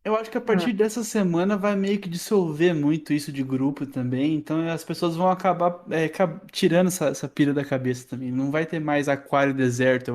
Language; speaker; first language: Portuguese; native; Portuguese